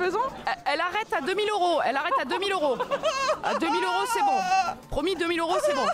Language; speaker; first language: French; native; French